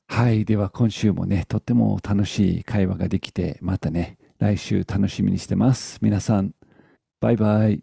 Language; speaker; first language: Japanese; native; Japanese